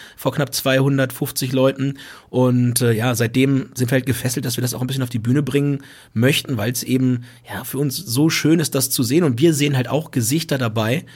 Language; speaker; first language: German; native; German